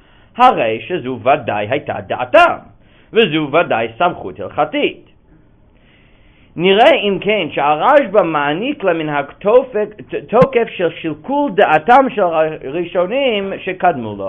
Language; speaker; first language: Hebrew; non-native, fluent; English